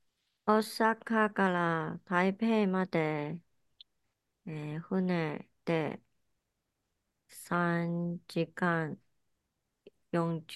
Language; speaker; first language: Japanese; non-native, learner; Chinese